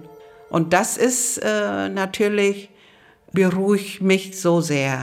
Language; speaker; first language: German; non-native, learner; Vietnamese